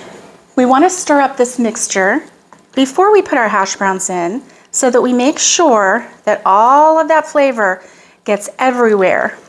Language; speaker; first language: English; native; English